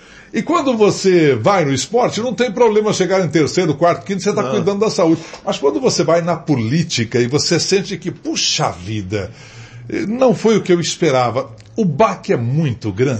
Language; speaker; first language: Portuguese; native; Portuguese